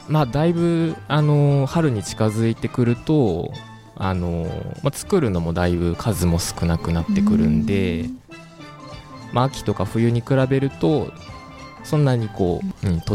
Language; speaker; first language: Japanese; native; Japanese